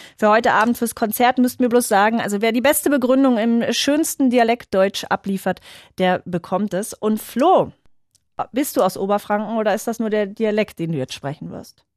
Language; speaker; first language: German; native; German